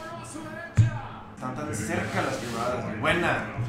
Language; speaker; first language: Spanish; early bilingual, heritage; Spanish